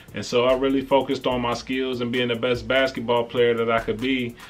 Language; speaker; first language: English; native; English